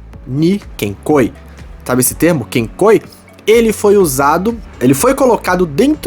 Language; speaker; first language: Portuguese; native; Portuguese